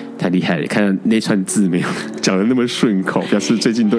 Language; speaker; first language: Chinese; native; Chinese